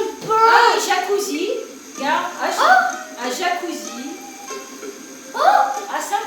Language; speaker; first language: French; native; French